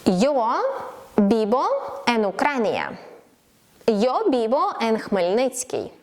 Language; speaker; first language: Spanish; non-native, learner; Ukrainian